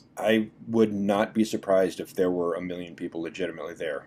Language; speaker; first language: English; native; English